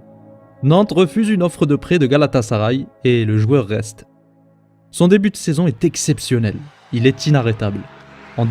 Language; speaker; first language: French; native; French